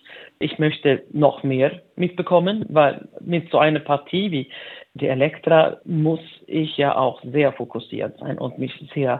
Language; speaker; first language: German; non-native, fluent; Swedish